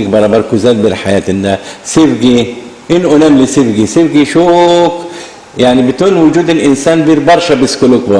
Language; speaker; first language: Turkish; non-native, learner; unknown